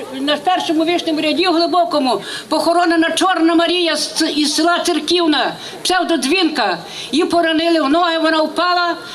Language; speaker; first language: Ukrainian; native; Ukrainian